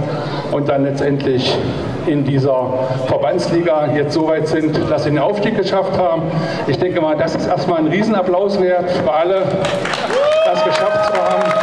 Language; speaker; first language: German; native; German